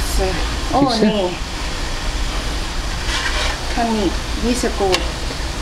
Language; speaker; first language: German; non-native, learner; Thai